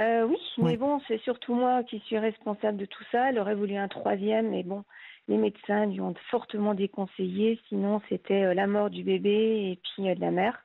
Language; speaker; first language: French; native; French